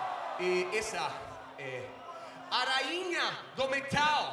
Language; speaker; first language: Portuguese; non-native, learner; Italian